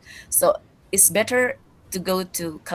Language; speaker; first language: English; non-native, learner; Indonesian